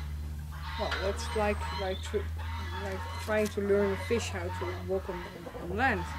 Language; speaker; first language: English; non-native, fluent; Dutch